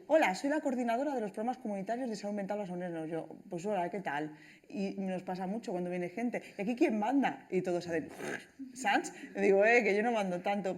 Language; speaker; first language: Spanish; non-native, local second language; Catalan